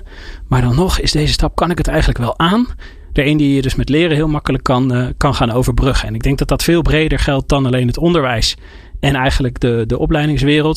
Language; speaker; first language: Dutch; native; Dutch